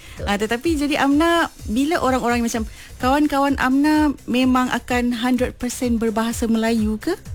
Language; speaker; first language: Malay; native; Malay